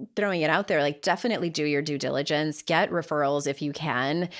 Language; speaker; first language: English; native; English